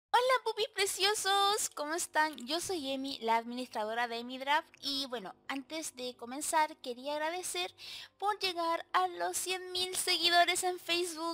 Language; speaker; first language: Spanish; native; Spanish